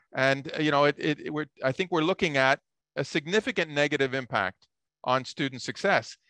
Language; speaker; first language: English; native; English